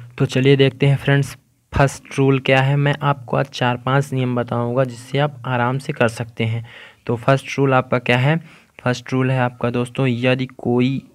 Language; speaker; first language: Hindi; native; Hindi